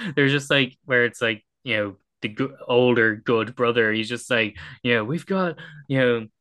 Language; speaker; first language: English; native; English